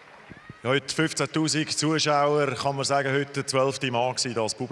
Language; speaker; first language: German; native; German